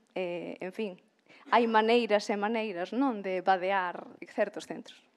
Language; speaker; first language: Galician; native; Galician